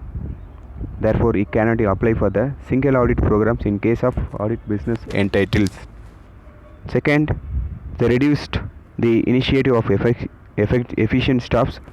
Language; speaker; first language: English; non-native, local second language; Tamil